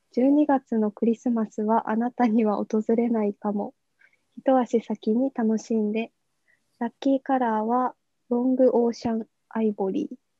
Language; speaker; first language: Japanese; native; Japanese